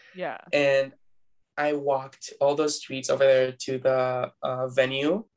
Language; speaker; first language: English; non-native, fluent; Hebrew